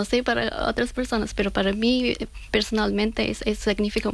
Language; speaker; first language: Spanish; non-native, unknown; Persian